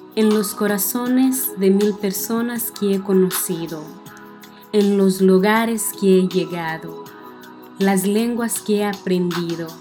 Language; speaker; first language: Spanish; non-native, fluent; Portuguese